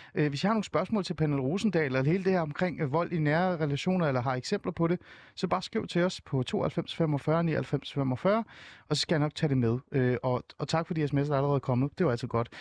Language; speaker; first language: Danish; early bilingual, other home language; Persian